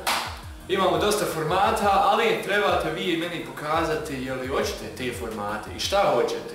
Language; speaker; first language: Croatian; early bilingual, heritage; Croatian